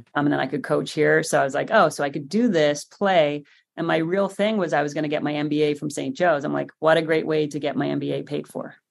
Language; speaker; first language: English; native; English